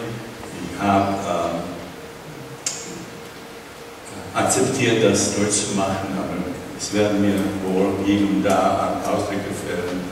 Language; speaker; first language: German; non-native, fluent; Czech